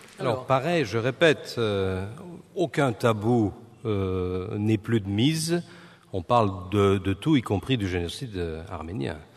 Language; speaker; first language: French; non-native, fluent; Turkish